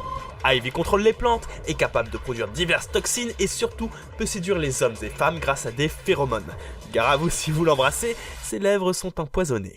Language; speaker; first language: French; native; French